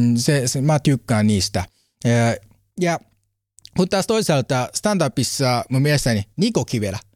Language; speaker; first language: Finnish; non-native, learner; Japanese